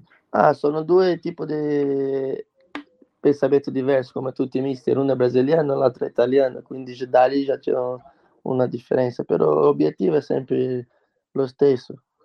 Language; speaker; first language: Italian; non-native, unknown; Portuguese